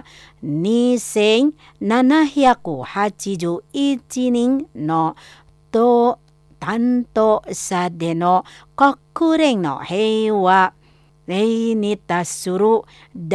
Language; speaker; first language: Japanese; non-native, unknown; Indonesian